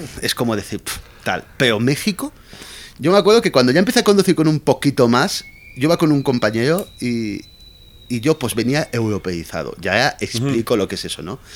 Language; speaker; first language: Spanish; native; Spanish